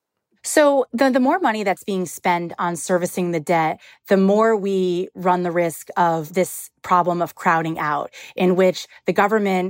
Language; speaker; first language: English; native; English